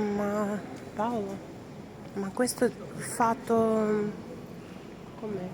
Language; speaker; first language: Italian; non-native, learner; Ukrainian